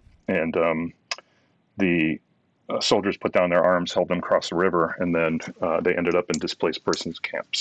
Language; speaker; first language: English; early bilingual, other home language; Ukrainian